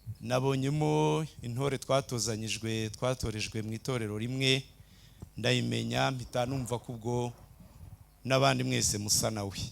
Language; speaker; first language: Kinyarwanda; native; Kinyarwanda